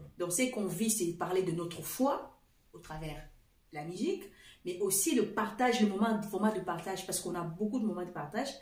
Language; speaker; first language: French; non-native, fluent; Portuguese